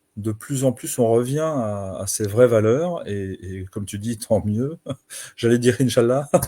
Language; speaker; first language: French; native; French